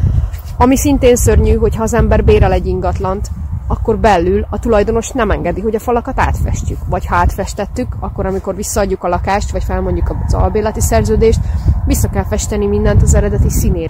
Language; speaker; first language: Hungarian; native; Hungarian